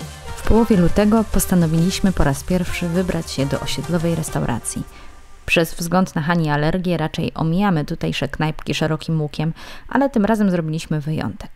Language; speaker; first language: Polish; native; Polish